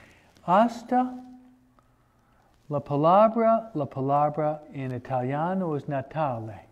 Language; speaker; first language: Spanish; non-native, fluent; English